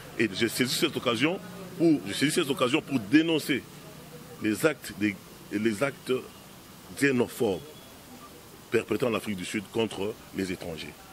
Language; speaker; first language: French; non-native, local second language; Lingala